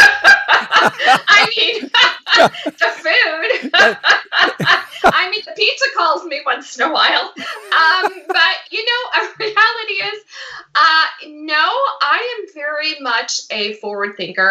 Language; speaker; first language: English; native; English